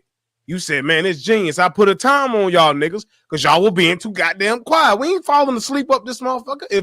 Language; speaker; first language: English; native; English